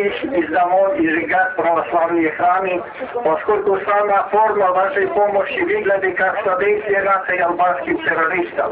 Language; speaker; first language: Russian; non-native, fluent; Serbian